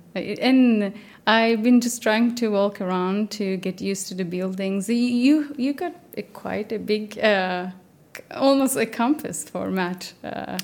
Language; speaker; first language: English; non-native, fluent; Turkish